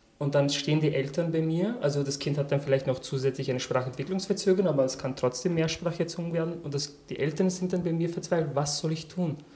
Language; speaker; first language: German; early bilingual, other home language; Turkish